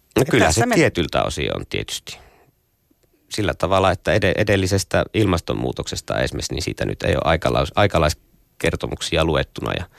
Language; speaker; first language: Finnish; native; Finnish